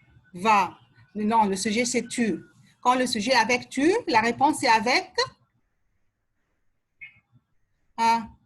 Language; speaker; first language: French; non-native, fluent; Arabic